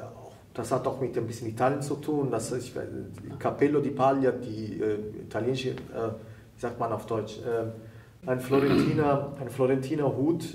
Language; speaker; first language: German; non-native, fluent; Italian